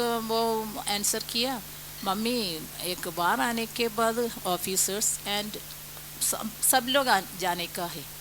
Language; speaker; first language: Hindi; non-native, local second language; Malayalam